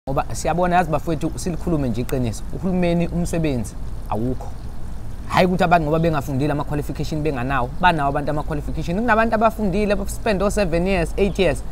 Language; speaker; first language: Zulu; native; Zulu